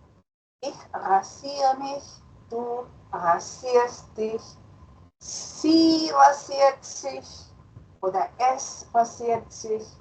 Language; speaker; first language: German; non-native, fluent; Spanish